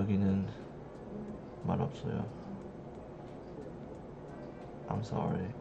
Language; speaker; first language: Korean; non-native, learner; English